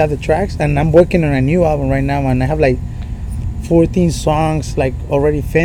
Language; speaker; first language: English; non-native, fluent; Spanish